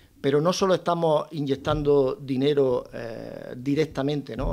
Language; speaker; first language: Spanish; native; Spanish